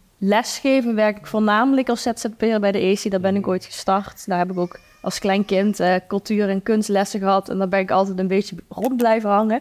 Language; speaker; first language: Dutch; native; Dutch